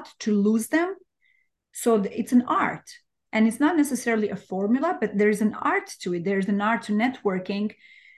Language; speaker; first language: English; non-native, fluent; Albanian